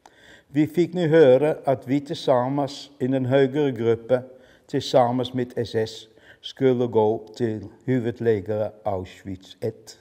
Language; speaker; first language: Swedish; non-native, fluent; Dutch